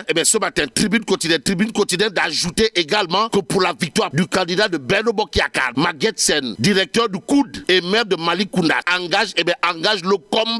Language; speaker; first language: French; non-native, local second language; Wolof